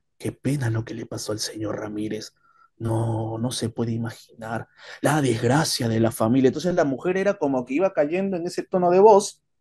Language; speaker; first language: Spanish; native; Spanish